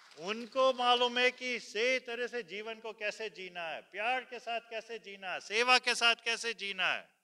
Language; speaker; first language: Hindi; early bilingual, heritage; Hindi